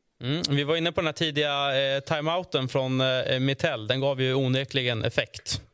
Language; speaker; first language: Swedish; native; Swedish